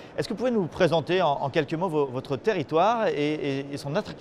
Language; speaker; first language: French; native; French